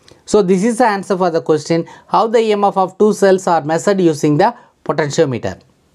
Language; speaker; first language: English; non-native, local second language; Tamil